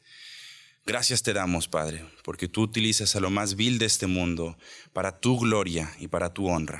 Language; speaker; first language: Spanish; native; Spanish